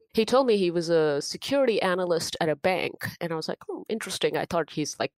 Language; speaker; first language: English; non-native, local second language; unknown